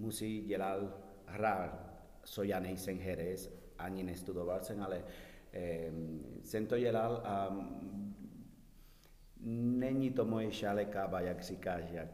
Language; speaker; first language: Czech; non-native, learner; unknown